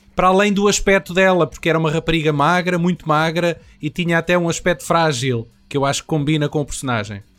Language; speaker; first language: Portuguese; native; Portuguese